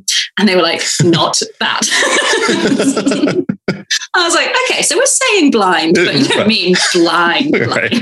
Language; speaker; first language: English; native; English